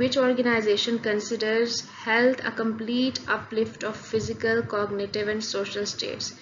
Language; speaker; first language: English; non-native, local second language; Urdu